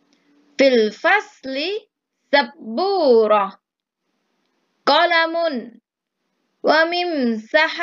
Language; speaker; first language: Arabic; non-native, fluent; Thai